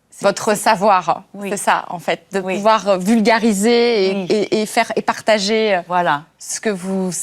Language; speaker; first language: French; native; French